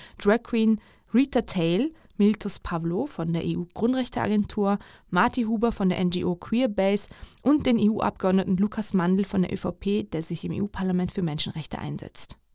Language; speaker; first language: German; early bilingual, other home language; Georgian